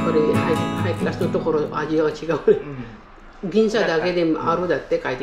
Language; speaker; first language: Japanese; non-native, learner; Filipino